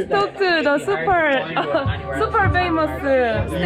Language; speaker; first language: English; non-native, learner; Korean